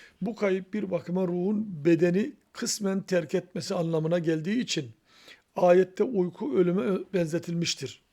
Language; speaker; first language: Turkish; native; Turkish